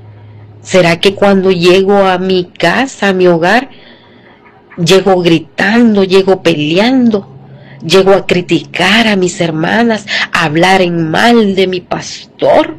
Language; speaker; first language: Spanish; native; Spanish